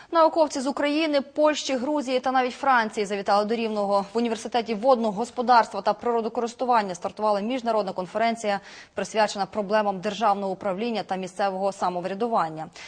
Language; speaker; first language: Ukrainian; native; Ukrainian